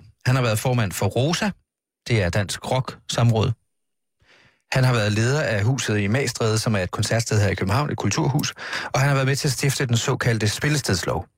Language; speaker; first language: Danish; native; Danish